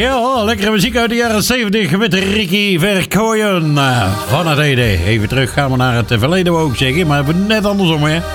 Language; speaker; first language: Dutch; native; Dutch